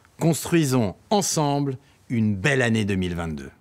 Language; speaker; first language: French; native; French